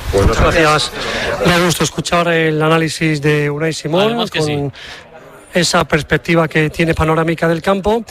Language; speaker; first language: Spanish; native; Spanish